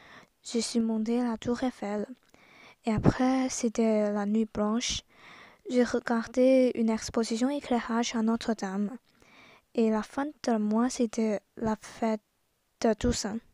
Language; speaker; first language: French; non-native, learner; Chinese